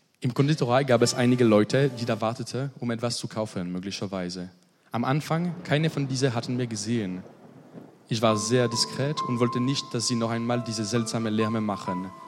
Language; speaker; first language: German; non-native, learner; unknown